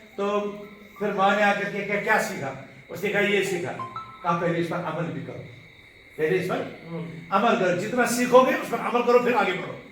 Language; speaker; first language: Urdu; non-native, local second language; Kashmiri